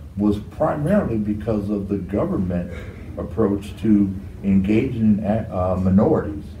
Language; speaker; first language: English; native; English